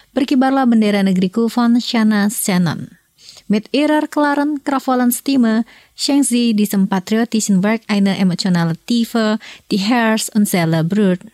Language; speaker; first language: German; non-native, fluent; Indonesian